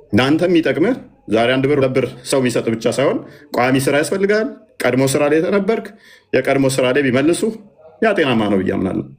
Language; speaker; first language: Amharic; native; Amharic